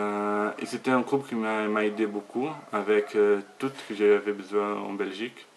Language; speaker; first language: French; non-native, learner; Portuguese